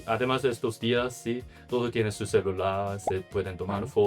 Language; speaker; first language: Spanish; non-native, learner; Korean